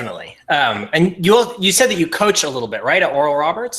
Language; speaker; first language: English; native; English